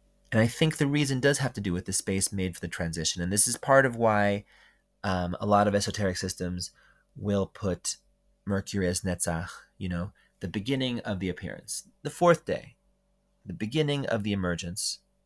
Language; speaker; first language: English; native; English